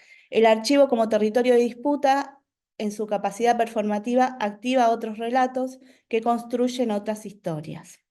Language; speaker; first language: Spanish; native; Spanish